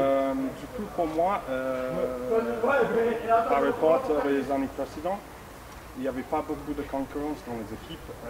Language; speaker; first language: French; non-native, fluent; English